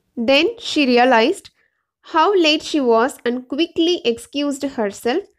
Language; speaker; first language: English; non-native, local second language; Tamil